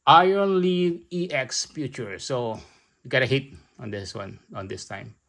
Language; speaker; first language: English; non-native, local second language; Filipino